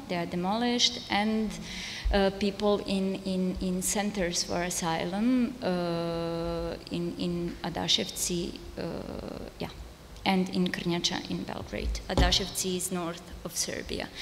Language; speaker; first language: English; non-native, fluent; Serbian